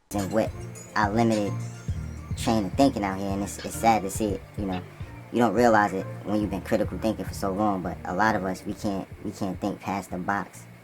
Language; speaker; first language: English; native; English